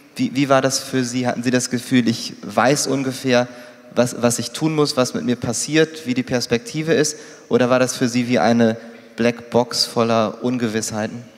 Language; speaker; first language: German; native; German